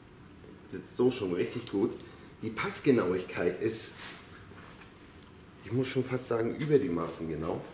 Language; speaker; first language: German; native; German